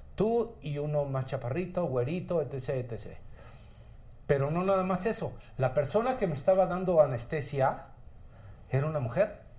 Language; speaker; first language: Spanish; native; Spanish